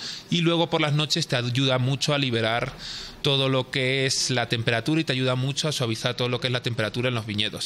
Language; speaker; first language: Spanish; native; Spanish